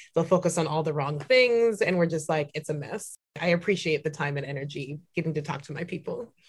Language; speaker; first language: English; native; English